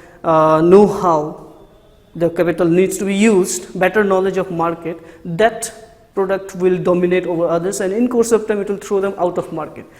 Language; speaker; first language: English; non-native, local second language; Assamese